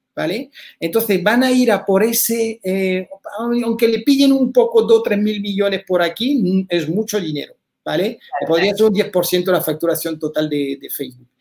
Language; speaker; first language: Spanish; early bilingual, heritage; French